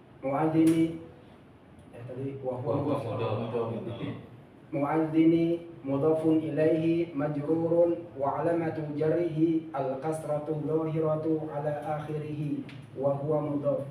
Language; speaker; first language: Arabic; non-native, learner; Indonesian